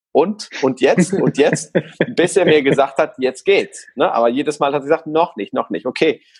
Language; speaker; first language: German; non-native, fluent; Spanish